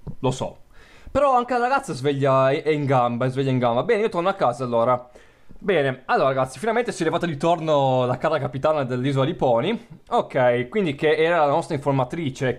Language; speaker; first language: Italian; native; Italian